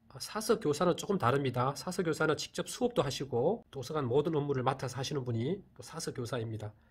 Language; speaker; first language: Korean; native; Korean